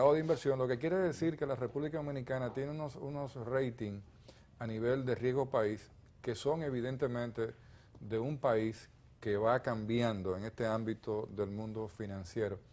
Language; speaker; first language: Spanish; native; Spanish